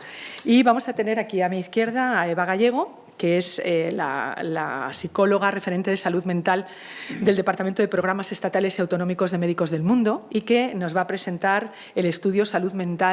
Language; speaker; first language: Spanish; native; Spanish